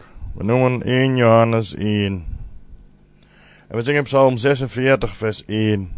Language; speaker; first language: Dutch; native; Dutch